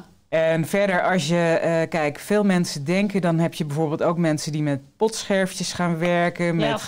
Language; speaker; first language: Dutch; native; Dutch